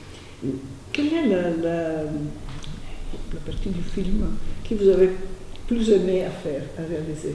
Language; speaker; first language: French; non-native, fluent; Italian